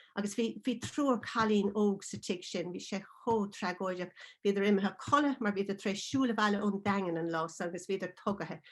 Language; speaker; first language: Irish; non-native, local second language; English